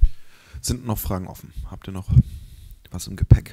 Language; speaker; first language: German; native; German